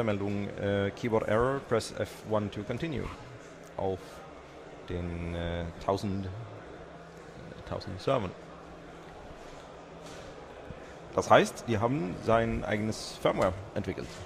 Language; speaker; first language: German; non-native, fluent; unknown